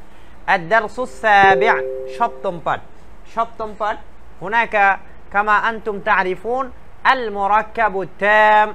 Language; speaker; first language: Arabic; non-native, fluent; Bangla